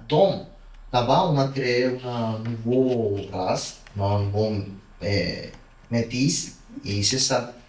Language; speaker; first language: French; non-native, learner; Spanish